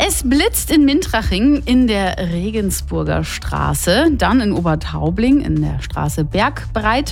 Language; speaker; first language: German; native; German